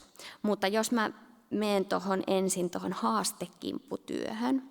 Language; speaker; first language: Finnish; native; Finnish